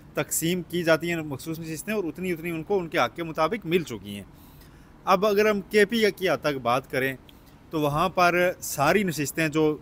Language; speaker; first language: Urdu; native; Urdu